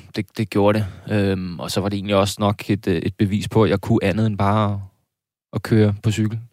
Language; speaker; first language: Danish; native; Danish